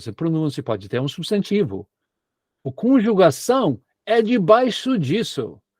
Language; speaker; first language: Portuguese; non-native, fluent; English